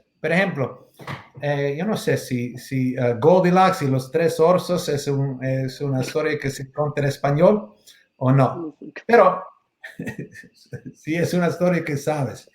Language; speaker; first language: Spanish; non-native, learner; English